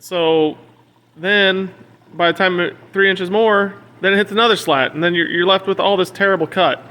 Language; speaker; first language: English; native; English